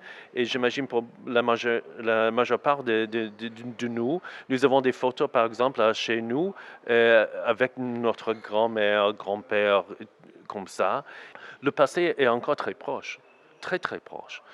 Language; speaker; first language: French; non-native, learner; English